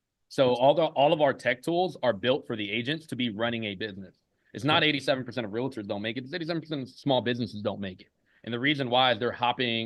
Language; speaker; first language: English; native; English